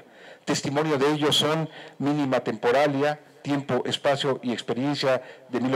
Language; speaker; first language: Spanish; native; Spanish